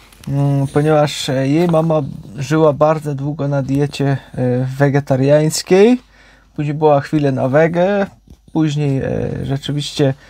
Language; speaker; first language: Polish; native; Polish